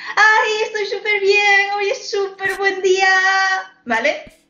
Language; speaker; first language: Spanish; non-native, fluent; Chinese